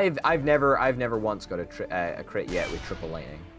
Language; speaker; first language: English; native; English